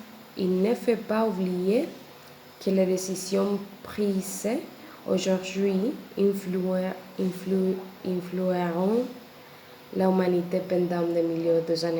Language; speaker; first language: French; non-native, learner; Spanish